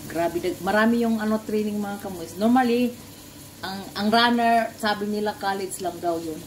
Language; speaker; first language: Filipino; non-native, local second language; Cebuano